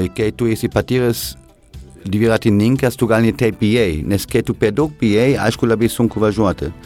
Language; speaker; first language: Lithuanian; non-native, fluent; German